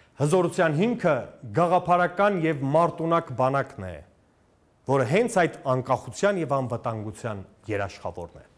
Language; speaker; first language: Armenian; native; Armenian